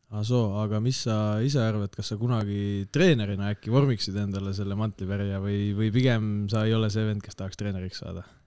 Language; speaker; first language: Estonian; native; Estonian